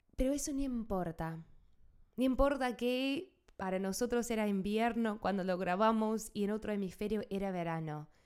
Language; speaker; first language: Spanish; non-native, fluent; English